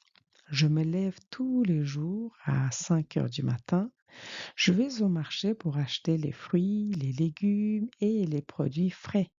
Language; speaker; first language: French; non-native, fluent; Mongolian